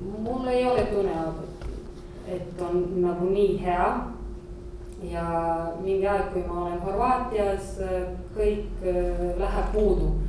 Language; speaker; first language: Estonian; non-native, learner; Croatian